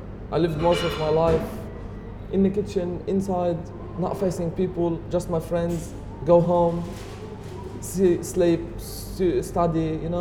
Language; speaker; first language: English; non-native, fluent; Arabic